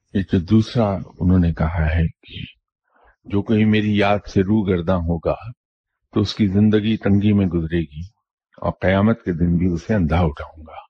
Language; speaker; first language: Urdu; non-native, local second language; Punjabi